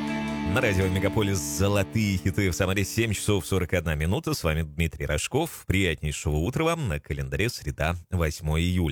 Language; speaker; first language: Russian; native; Russian